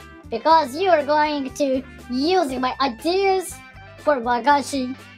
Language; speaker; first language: English; non-native, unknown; Japanese